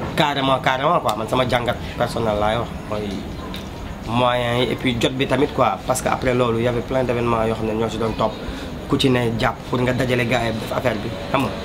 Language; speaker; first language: French; non-native, local second language; Wolof